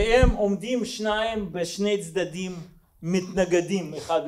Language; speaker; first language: Hebrew; non-native, fluent; Russian